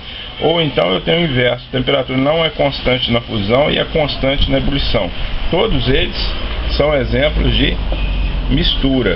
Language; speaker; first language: Portuguese; native; Portuguese